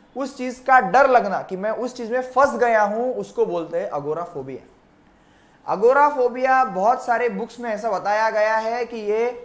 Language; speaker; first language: Hindi; non-native, local second language; Marathi